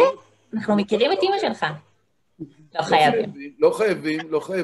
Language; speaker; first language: Hebrew; native; Hebrew